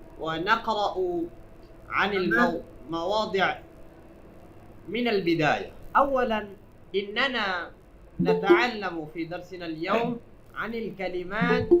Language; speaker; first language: Arabic; non-native, local second language; Bangla